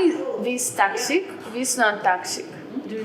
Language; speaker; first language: English; non-native, learner; Russian